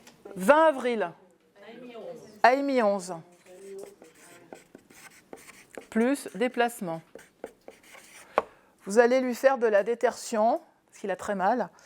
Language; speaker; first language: French; native; French